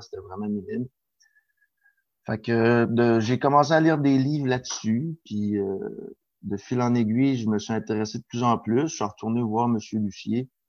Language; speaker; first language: French; native; French